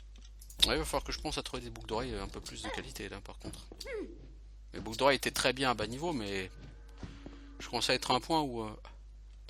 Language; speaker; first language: French; native; French